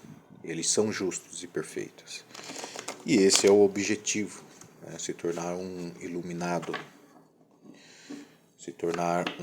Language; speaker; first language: Portuguese; native; Portuguese